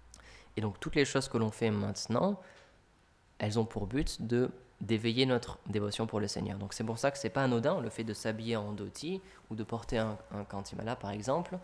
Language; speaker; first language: French; native; French